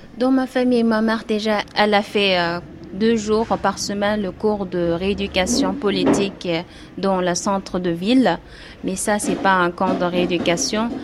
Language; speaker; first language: French; non-native, fluent; Uyghur